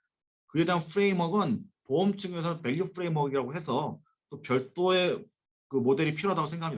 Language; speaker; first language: Korean; native; Korean